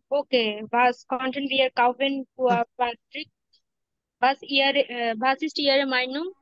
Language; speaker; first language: German; non-native, learner; Bangla